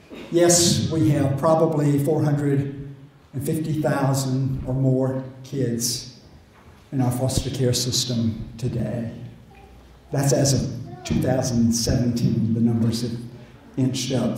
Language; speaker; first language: English; native; English